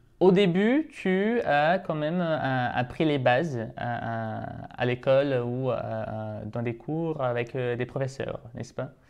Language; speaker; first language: French; non-native, fluent; Portuguese